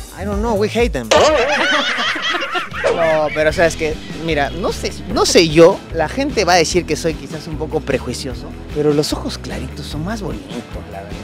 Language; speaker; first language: Spanish; native; Spanish